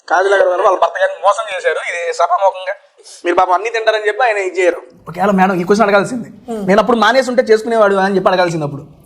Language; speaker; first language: Telugu; native; Telugu